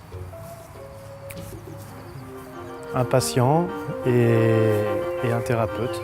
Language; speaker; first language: French; native; French